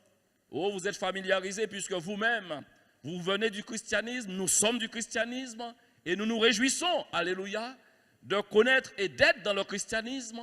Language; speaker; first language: French; native; French